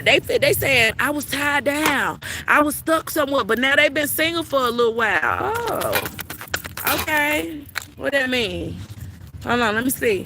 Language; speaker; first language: English; native; English